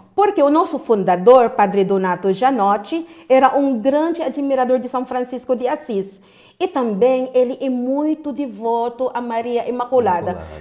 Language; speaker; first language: Portuguese; non-native, fluent; Filipino